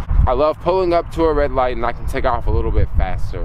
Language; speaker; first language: English; native; English